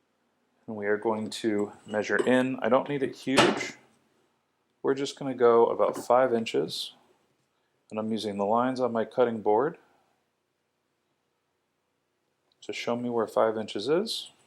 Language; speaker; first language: English; native; English